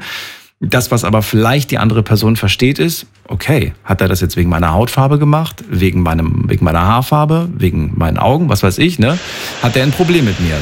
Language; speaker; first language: German; native; German